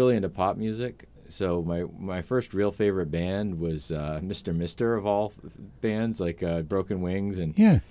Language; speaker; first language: English; native; English